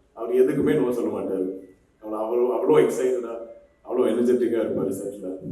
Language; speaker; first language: Tamil; non-native, local second language; Malayalam